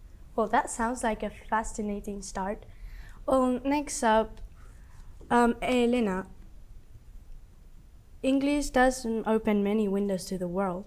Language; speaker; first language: English; non-native, fluent; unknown